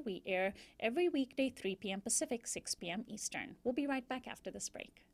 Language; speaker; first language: English; native; English